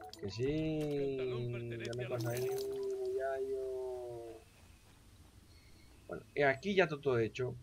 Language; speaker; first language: Spanish; native; Spanish